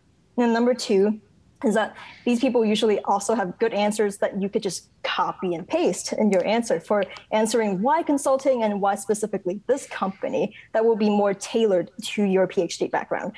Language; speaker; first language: English; non-native, local second language; Cantonese